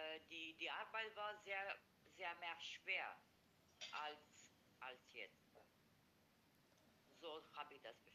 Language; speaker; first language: German; non-native, learner; Macedonian